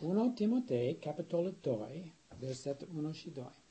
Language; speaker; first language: Romanian; non-native, learner; English